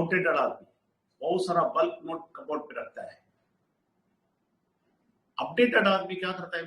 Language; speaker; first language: Hindi; non-native, local second language; Telugu